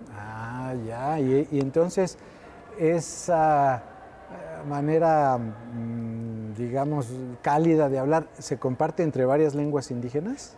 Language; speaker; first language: Spanish; native; Spanish